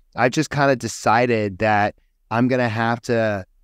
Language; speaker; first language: English; native; English